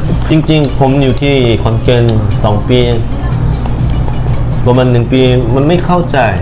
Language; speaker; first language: Thai; non-native, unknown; Korean